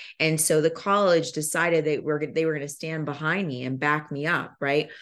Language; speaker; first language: English; early bilingual, other home language; Lingala